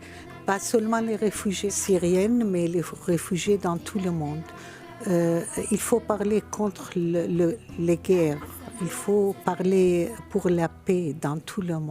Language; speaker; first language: French; non-native, fluent; Arabic